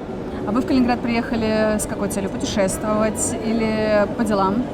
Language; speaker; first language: Russian; native; Russian